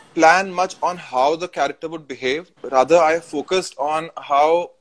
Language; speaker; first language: English; non-native, local second language; Hindi